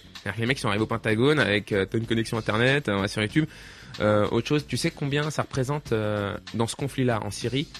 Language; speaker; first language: French; native; French